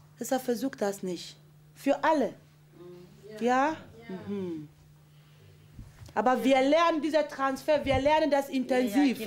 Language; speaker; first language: German; non-native, fluent; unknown